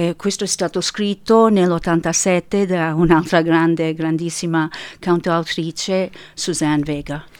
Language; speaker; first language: Italian; early bilingual, heritage; Italian